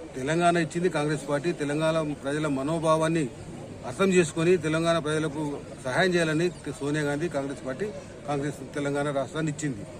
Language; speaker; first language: Telugu; native; Telugu